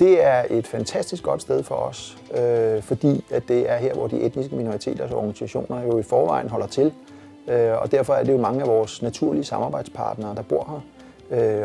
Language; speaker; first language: Danish; native; Danish